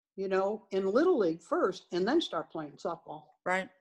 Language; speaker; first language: English; native; English